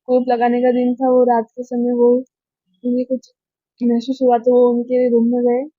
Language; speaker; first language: Hindi; non-native, local second language; Marathi